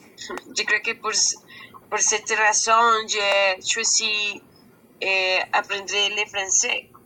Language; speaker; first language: French; non-native, learner; Spanish